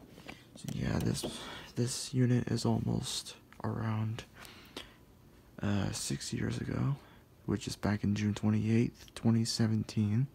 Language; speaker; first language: English; native; English